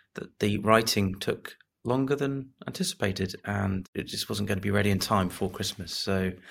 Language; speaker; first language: English; native; English